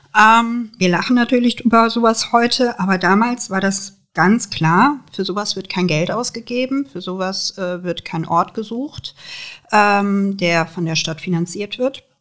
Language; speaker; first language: German; early bilingual, other home language; Serbian